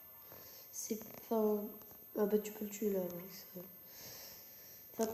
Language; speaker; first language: French; native; French